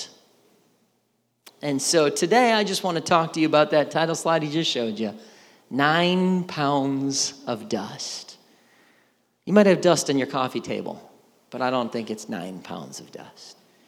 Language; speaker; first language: English; native; English